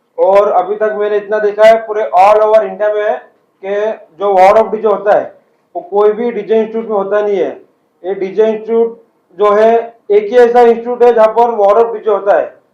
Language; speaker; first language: Hindi; native; Hindi